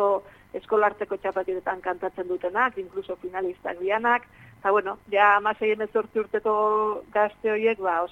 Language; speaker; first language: Basque; native; Basque